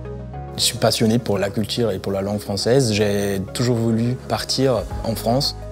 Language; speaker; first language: French; non-native, fluent; German